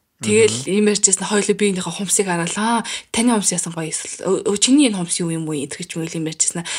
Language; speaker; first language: Mongolian; native; Mongolian